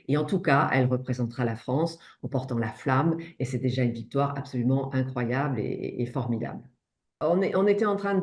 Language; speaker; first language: French; native; French